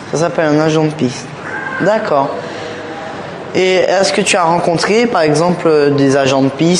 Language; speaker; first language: French; native; French